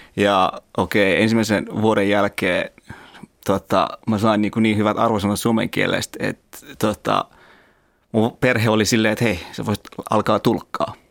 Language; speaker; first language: Finnish; early bilingual, other home language; Persian